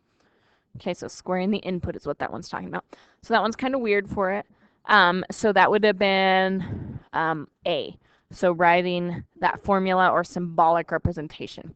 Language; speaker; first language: English; native; English